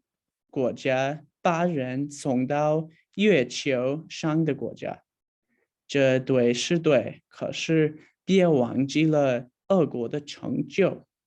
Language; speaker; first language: Chinese; non-native, learner; English